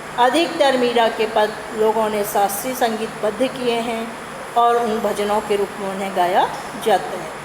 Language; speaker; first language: Hindi; native; Hindi